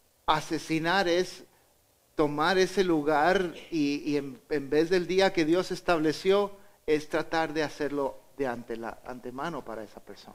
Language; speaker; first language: Spanish; native; Spanish